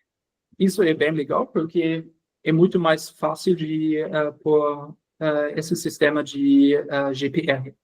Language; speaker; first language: Portuguese; non-native, fluent; German